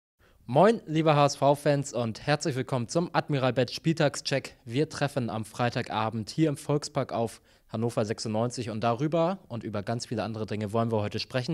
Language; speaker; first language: German; native; German